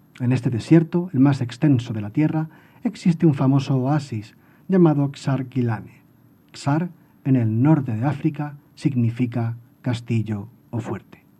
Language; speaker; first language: Spanish; native; Spanish